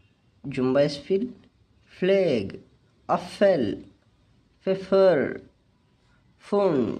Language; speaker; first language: German; non-native, fluent; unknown